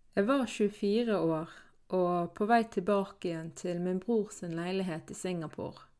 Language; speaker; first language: Norwegian; early bilingual, other home language; Arabic